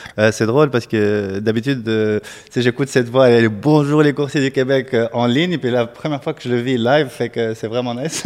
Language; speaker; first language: French; non-native, local second language; Arabic